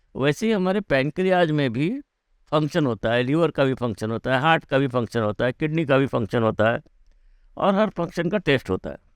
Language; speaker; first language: Hindi; native; Hindi